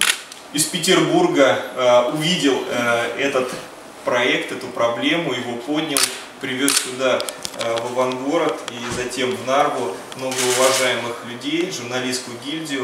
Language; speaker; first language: Russian; native; Russian